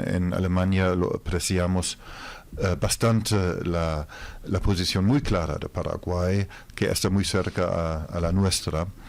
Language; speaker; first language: Spanish; non-native, fluent; German